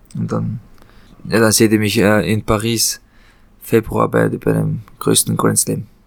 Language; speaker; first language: German; early bilingual, other home language; Chechen